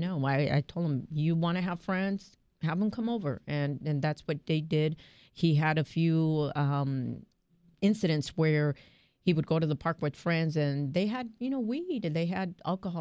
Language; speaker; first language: English; early bilingual, other home language; Spanish